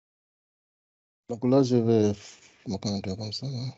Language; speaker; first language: French; non-native, local second language; Wolof